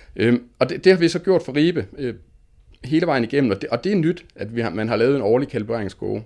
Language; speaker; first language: Danish; native; Danish